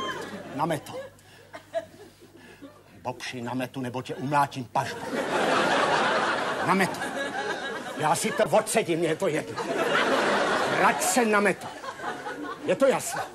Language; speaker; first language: Czech; native; Czech